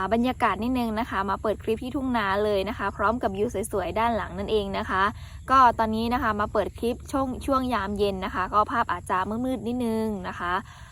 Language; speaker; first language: Thai; non-native, fluent; Shan